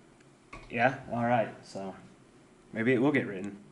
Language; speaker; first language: English; native; English